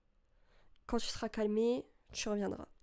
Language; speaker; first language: French; native; French